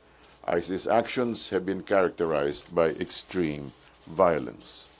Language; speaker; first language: English; non-native, local second language; Filipino